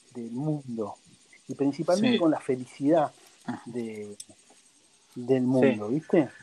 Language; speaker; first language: Spanish; native; Spanish